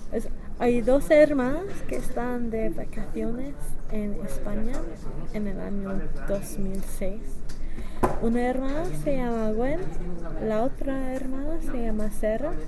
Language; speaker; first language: Spanish; non-native, learner; English